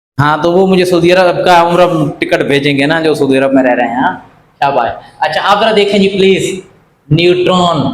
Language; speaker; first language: Urdu; native; Urdu